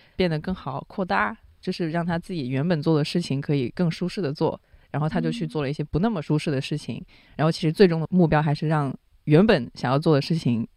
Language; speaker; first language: Chinese; non-native, local second language; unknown